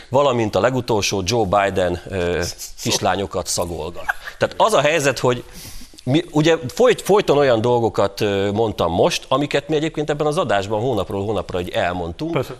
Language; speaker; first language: Hungarian; native; Hungarian